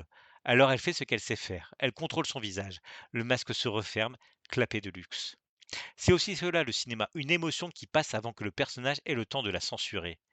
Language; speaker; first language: French; native; French